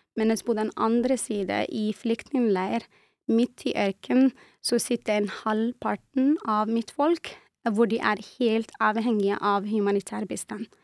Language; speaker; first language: Norwegian; non-native, fluent; Arabic